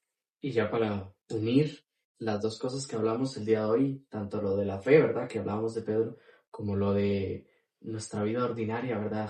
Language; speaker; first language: Spanish; native; Spanish